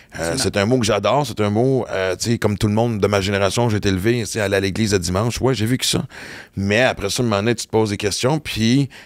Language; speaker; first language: French; native; French